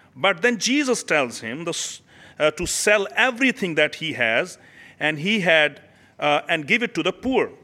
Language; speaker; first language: English; non-native, local second language; Urdu